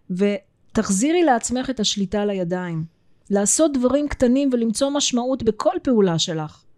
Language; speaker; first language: Hebrew; early bilingual, other home language; Russian